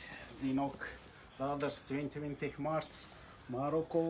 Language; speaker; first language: Dutch; non-native, learner; Arabic